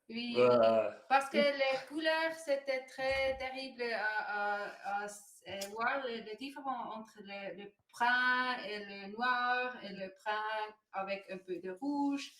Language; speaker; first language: French; non-native, learner; German